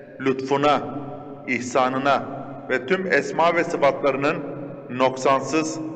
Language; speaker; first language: Turkish; native; Turkish